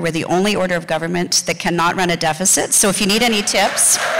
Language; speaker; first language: English; native; English